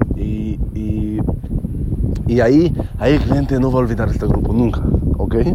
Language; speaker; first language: Spanish; non-native, learner; Hebrew